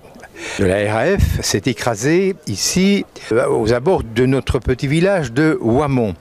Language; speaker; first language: French; native; French